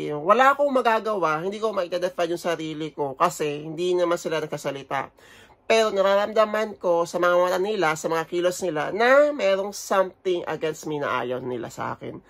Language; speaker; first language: Filipino; native; Filipino